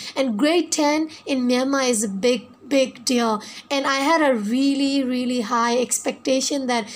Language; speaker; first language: English; non-native, fluent; Burmese